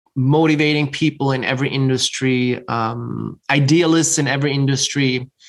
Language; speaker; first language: English; non-native, fluent; German